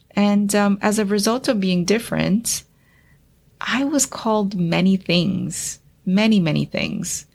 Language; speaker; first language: English; early bilingual, other home language; Chinese